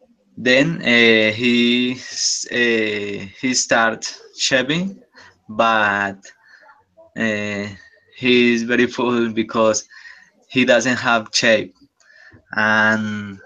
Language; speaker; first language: English; non-native, learner; Spanish